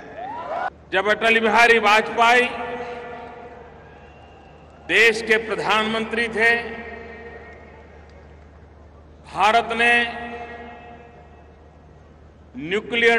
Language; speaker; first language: Hindi; non-native, local second language; Gujarati